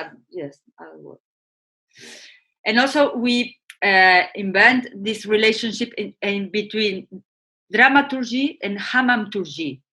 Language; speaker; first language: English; non-native, learner; Spanish